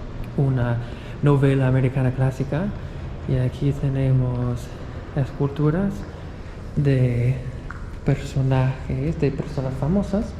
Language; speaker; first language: Spanish; non-native, fluent; English